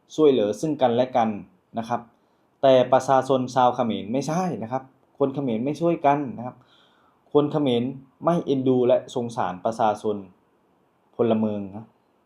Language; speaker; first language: Thai; native; Thai